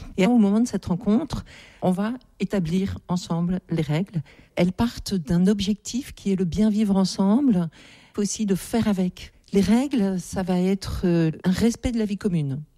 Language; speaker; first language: French; native; French